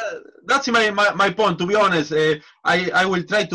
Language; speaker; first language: English; non-native, learner; Spanish